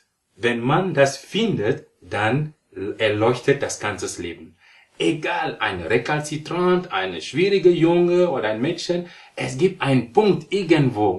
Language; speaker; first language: German; non-native, fluent; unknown